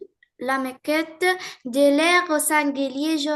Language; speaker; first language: French; non-native, learner; Arabic